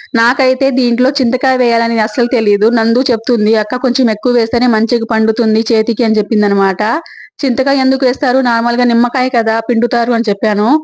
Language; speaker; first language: Telugu; native; Telugu